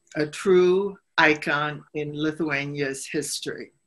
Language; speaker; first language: English; native; English